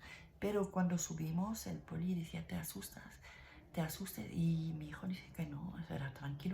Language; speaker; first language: Spanish; non-native, learner; French